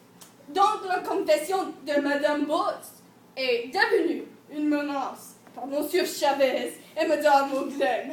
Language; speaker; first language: French; non-native, learner; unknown